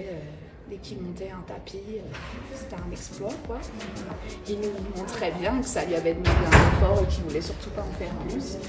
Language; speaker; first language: French; native; French